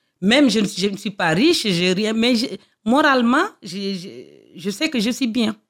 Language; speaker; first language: French; non-native, local second language; Fula